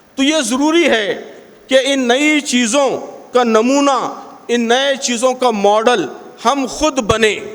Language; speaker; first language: Urdu; native; Urdu